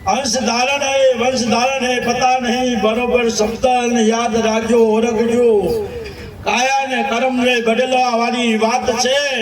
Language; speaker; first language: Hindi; non-native, local second language; Gujarati